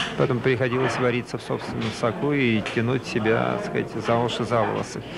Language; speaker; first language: Russian; native; Russian